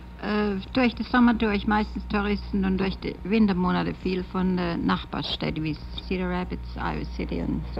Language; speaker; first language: German; early bilingual, heritage; German